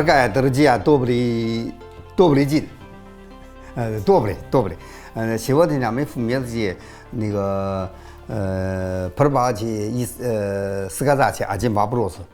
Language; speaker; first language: Russian; non-native, learner; Chinese